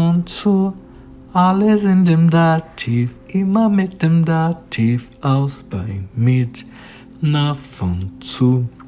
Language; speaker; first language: German; non-native, fluent; Portuguese